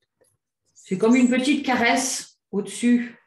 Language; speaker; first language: French; native; French